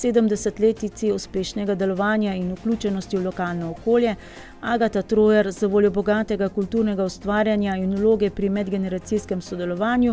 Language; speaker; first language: Slovenian; native; Slovenian